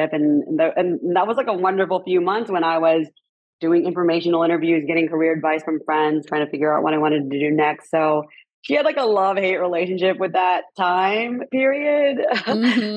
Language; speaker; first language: English; native; English